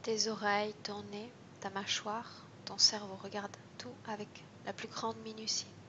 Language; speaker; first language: French; native; French